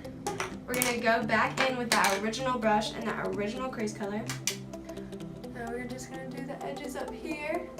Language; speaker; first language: English; native; English